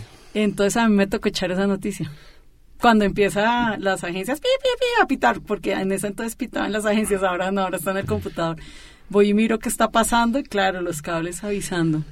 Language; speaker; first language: Spanish; native; Spanish